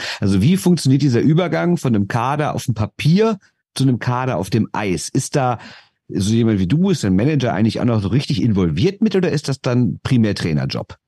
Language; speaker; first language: German; native; German